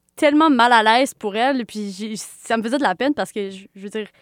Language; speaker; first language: French; native; French